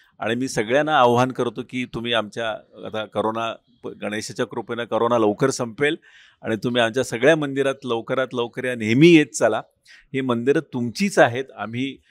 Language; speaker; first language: Marathi; native; Marathi